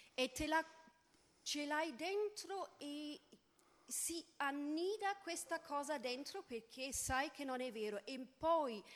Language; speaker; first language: Italian; non-native, fluent; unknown